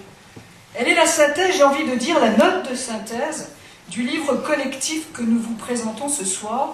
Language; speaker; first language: French; native; French